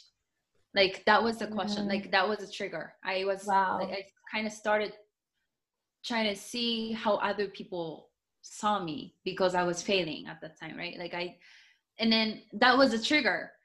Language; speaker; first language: English; non-native, fluent; Japanese